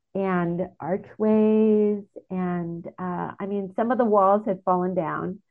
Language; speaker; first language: English; native; English